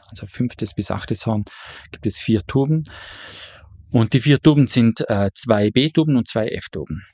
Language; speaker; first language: German; native; German